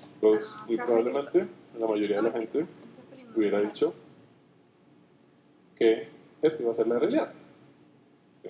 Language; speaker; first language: Spanish; native; Spanish